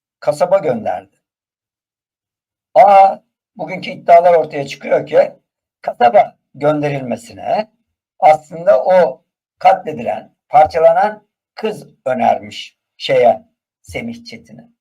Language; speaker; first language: Turkish; native; Turkish